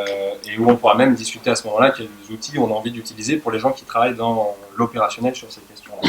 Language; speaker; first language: French; native; French